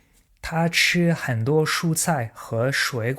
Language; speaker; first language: Chinese; non-native, fluent; French